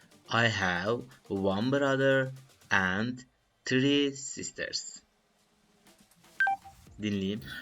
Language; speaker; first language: English; non-native, learner; Turkish